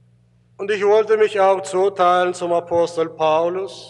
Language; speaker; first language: German; early bilingual, heritage; German